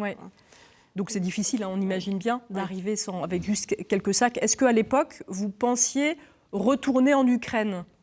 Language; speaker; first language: French; native; French